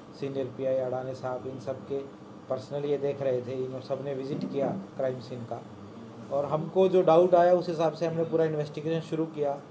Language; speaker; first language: Hindi; non-native, local second language; Marathi